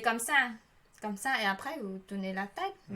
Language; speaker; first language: French; non-native, learner; Khmer